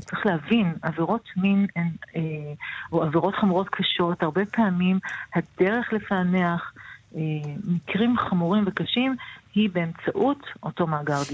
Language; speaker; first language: Hebrew; native; Hebrew